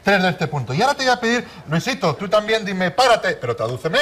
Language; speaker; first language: Spanish; native; Spanish